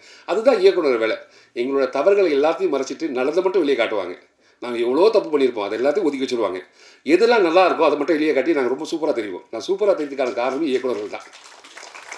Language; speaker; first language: Tamil; native; Tamil